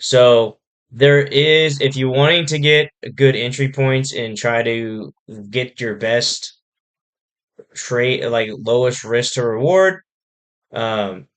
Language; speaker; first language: English; native; English